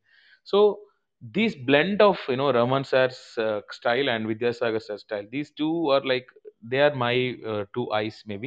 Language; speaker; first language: English; non-native, local second language; Tamil